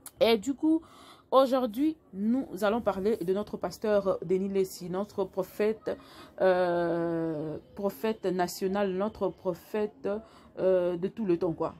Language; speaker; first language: French; non-native, local second language; Lingala